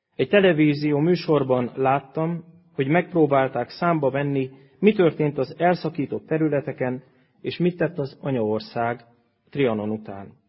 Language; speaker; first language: Hungarian; native; Hungarian